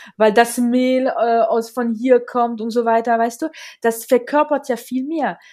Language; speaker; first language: German; non-native, fluent; French